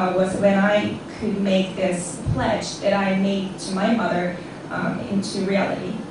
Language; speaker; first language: English; non-native, fluent; Korean